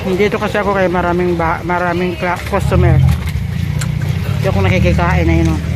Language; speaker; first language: Filipino; non-native, local second language; Waray